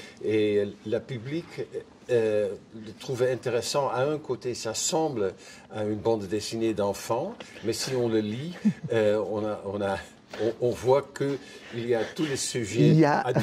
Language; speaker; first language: French; non-native, fluent; Dutch